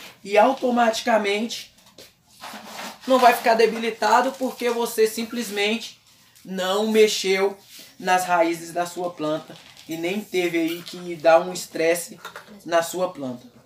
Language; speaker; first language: Portuguese; native; Portuguese